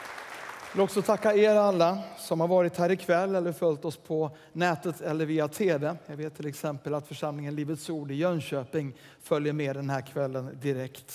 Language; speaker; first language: Swedish; native; Swedish